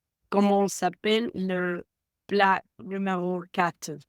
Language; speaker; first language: French; non-native, learner; Spanish